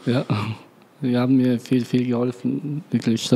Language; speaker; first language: German; non-native, learner; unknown